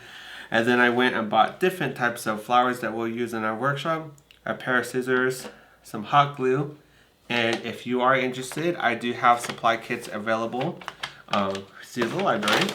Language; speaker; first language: English; native; English